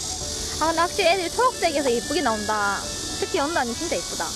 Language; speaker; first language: Korean; native; Korean